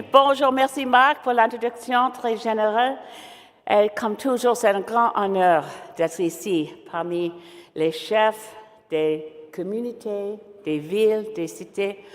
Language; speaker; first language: French; non-native, local second language; English